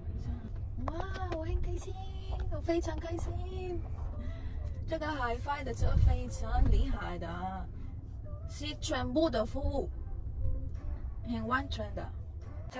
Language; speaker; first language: Chinese; non-native, learner; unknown